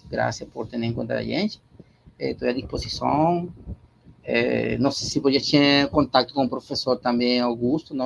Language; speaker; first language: Portuguese; non-native, learner; Spanish